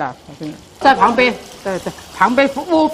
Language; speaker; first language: Chinese; non-native, local second language; Cantonese